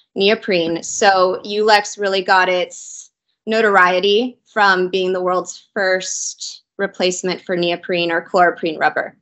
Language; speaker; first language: English; native; English